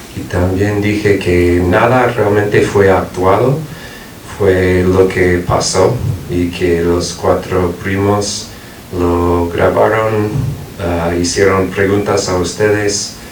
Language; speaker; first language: Spanish; non-native, fluent; English